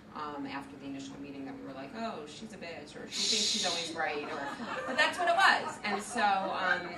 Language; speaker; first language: English; native; English